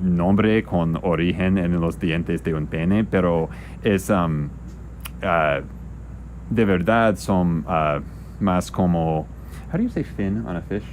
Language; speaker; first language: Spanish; non-native, learner; English